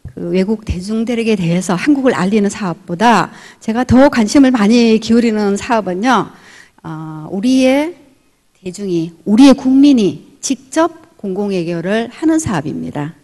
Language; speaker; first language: Korean; native; Korean